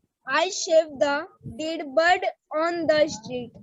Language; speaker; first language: English; non-native, learner; Hindi